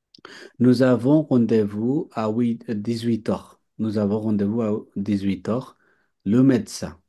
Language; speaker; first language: French; non-native, fluent; Bangla